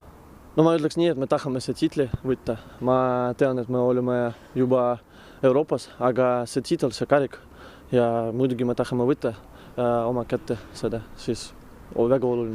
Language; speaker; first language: Estonian; non-native, local second language; Russian